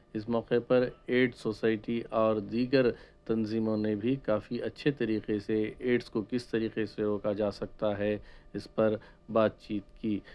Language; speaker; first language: Urdu; native; Urdu